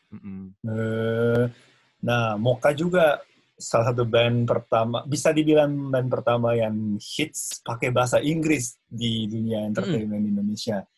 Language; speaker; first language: Indonesian; non-native, fluent; Japanese